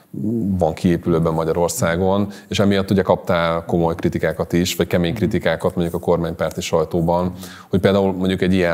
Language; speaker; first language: Hungarian; native; Hungarian